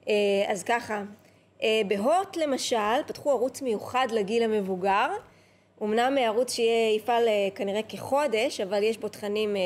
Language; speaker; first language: Hebrew; native; Hebrew